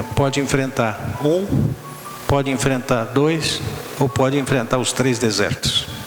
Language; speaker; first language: Portuguese; native; Portuguese